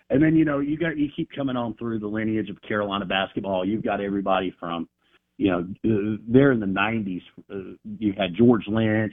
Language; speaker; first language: English; native; English